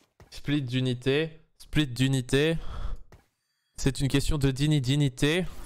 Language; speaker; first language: French; native; French